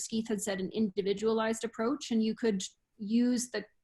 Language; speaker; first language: English; native; English